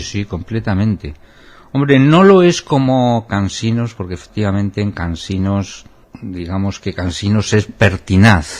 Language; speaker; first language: Spanish; native; Spanish